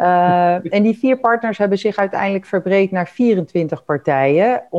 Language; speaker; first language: Dutch; native; Dutch